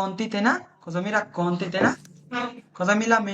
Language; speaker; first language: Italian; non-native, fluent; Bangla